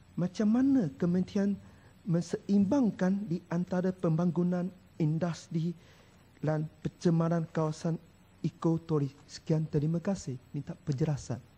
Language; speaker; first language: Malay; non-native, local second language; Chinese